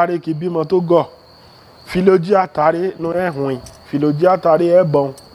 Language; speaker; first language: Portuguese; non-native, learner; Yoruba